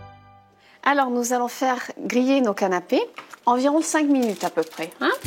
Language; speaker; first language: French; native; French